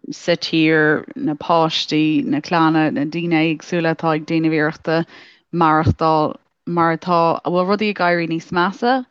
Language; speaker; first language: Irish; native; Irish